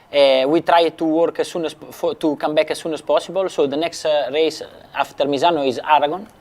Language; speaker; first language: English; non-native, fluent; Italian